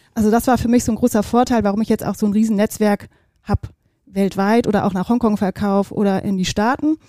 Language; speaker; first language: German; early bilingual, other home language; Dutch